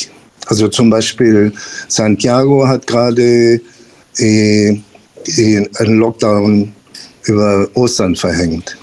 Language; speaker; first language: German; non-native, fluent; Spanish